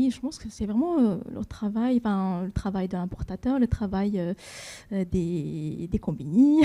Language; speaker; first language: French; non-native, fluent; Japanese